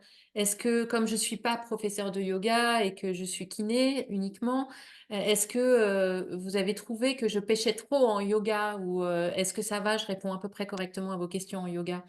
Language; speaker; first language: French; native; French